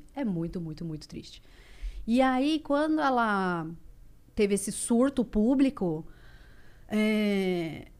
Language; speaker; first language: Portuguese; native; Portuguese